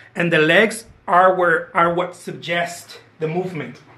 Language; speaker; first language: English; non-native, fluent; Spanish